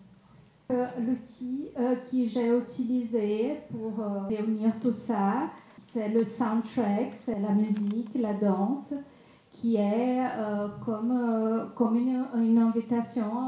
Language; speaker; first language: French; non-native, fluent; Portuguese